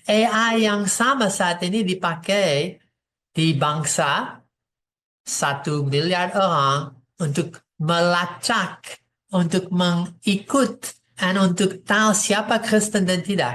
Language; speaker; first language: Indonesian; non-native, fluent; English